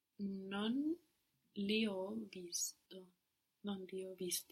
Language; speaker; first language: Italian; non-native, learner; English